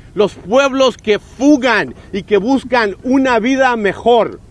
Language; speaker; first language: Spanish; early bilingual, heritage; Spanish